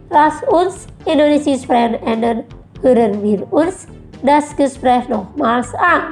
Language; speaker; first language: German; non-native, learner; Indonesian